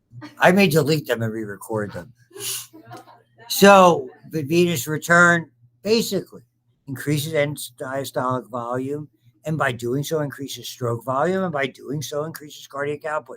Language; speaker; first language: English; native; English